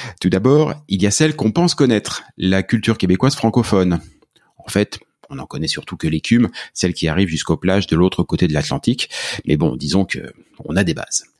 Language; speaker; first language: French; native; French